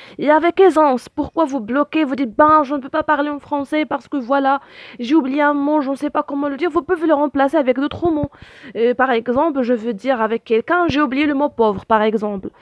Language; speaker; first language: French; non-native, local second language; Arabic